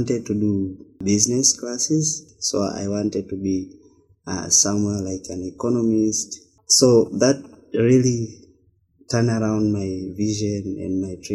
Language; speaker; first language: English; non-native, local second language; Swahili